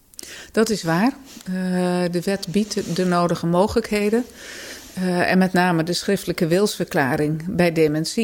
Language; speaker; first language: Dutch; native; Dutch